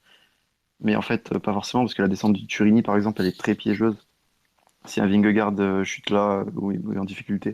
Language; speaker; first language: French; native; French